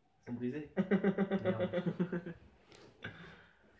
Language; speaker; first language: French; native; French